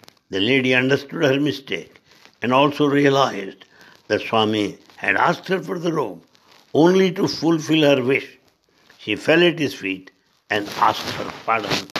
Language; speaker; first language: English; non-native, local second language; Telugu